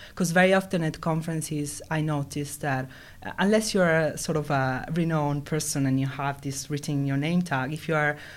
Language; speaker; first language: English; non-native, fluent; Italian